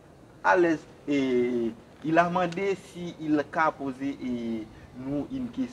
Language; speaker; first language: French; non-native, learner; Haitian Creole